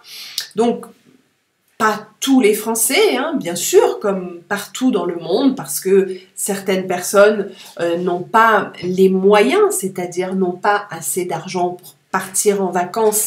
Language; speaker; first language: French; native; French